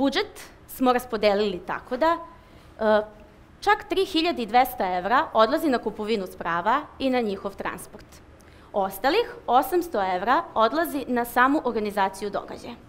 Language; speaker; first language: Serbian; native; Serbian